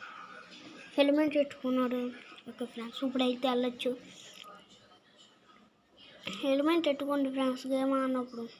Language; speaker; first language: Telugu; native; Telugu